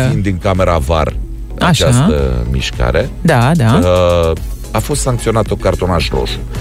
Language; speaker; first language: Romanian; native; Romanian